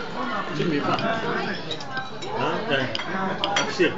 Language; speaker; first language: Chinese; non-native, learner; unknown